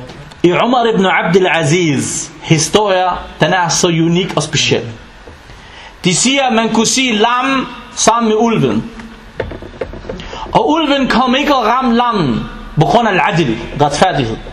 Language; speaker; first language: Danish; non-native, fluent; Arabic